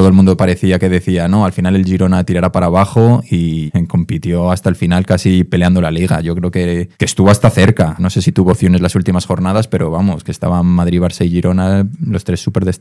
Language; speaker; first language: Spanish; native; Spanish